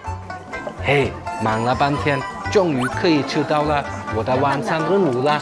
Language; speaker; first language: Chinese; non-native, fluent; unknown